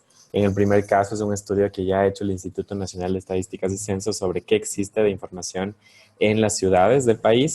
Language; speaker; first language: Spanish; native; Spanish